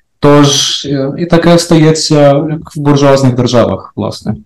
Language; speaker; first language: Ukrainian; native; Ukrainian